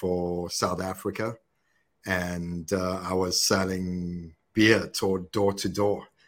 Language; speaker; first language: English; native; English